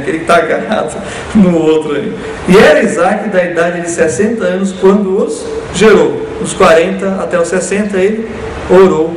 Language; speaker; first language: Portuguese; native; Portuguese